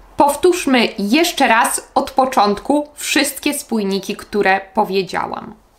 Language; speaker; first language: Polish; native; Polish